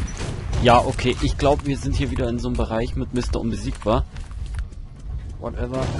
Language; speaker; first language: German; native; German